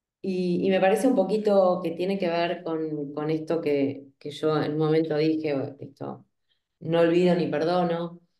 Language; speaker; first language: Spanish; native; Spanish